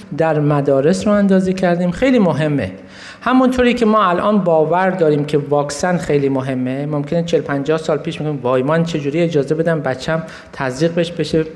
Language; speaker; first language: Persian; native; Persian